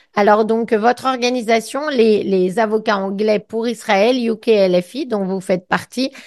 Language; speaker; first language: French; native; French